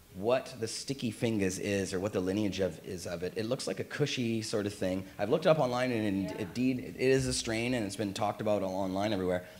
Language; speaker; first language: English; native; English